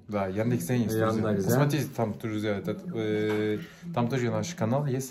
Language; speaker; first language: Russian; non-native, learner; Turkish